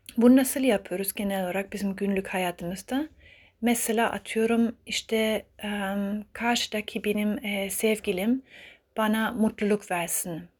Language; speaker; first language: Turkish; early bilingual, heritage; Turkish